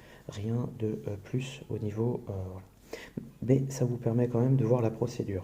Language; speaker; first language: French; native; French